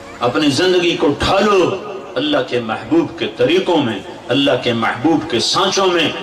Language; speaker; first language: Urdu; non-native, local second language; Punjabi